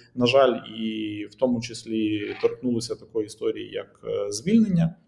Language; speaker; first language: Ukrainian; native; Ukrainian